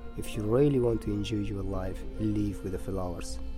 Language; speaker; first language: English; non-native, learner; Persian